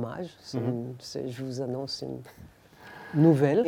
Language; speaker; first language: French; non-native, fluent; Hebrew